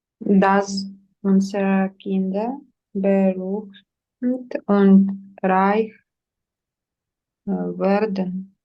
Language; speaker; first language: German; non-native, learner; Ukrainian